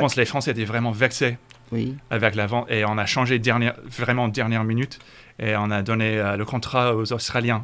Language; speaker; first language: French; non-native, fluent; English